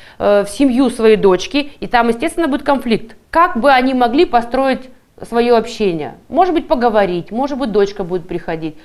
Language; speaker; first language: Russian; native; Russian